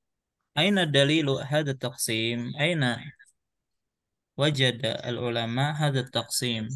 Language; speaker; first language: Arabic; non-native, fluent; Indonesian